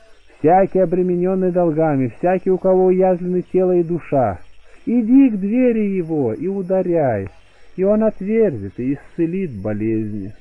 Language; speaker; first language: Russian; native; Russian